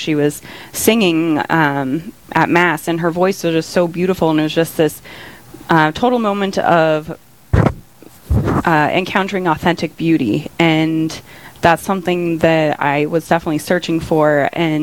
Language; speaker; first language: English; native; English